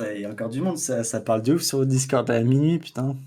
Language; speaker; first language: French; native; French